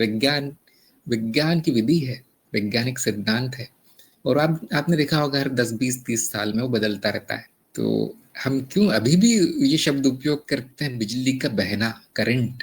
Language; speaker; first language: Hindi; native; Hindi